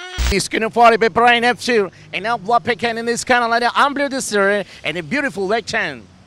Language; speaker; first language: English; non-native, learner; Spanish